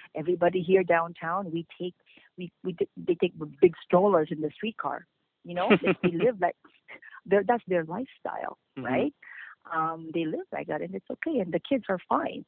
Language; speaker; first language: English; non-native, local second language; Filipino